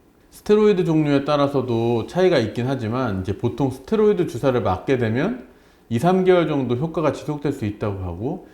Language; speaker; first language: Korean; native; Korean